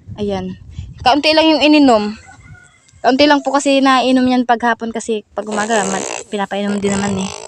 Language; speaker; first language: Filipino; non-native, local second language; Cebuano